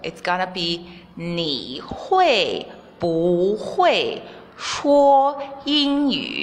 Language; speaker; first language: Chinese; non-native, fluent; Croatian